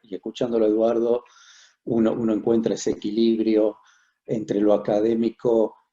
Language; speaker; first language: Spanish; native; Spanish